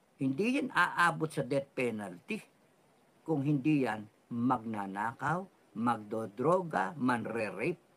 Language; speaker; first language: Filipino; non-native, local second language; Cebuano